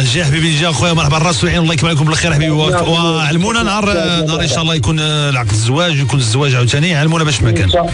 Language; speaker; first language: Arabic; native; Arabic